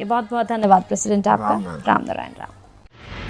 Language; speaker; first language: Hindi; native; Hindi